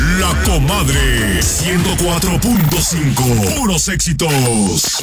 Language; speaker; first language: Spanish; native; Spanish